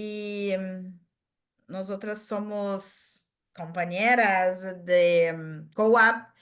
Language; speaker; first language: Spanish; non-native, learner; Portuguese